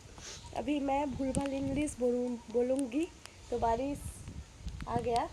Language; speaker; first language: Hindi; non-native, local second language; Bangla